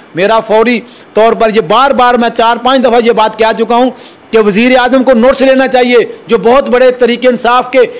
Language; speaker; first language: Urdu; native; Urdu